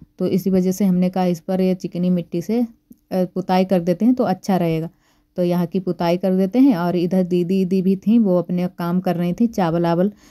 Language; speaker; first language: Hindi; native; Hindi